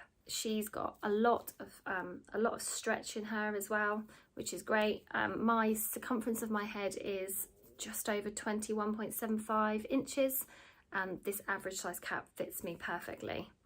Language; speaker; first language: English; native; English